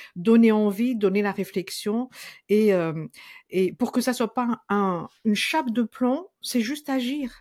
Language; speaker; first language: French; non-native, local second language; Malagasy